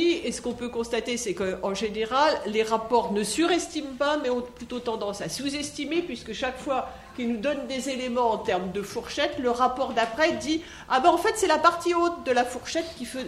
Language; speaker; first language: French; native; French